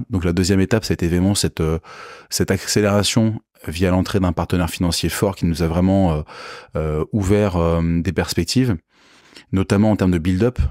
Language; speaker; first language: French; native; French